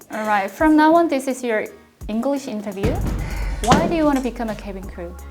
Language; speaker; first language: English; non-native, fluent; Korean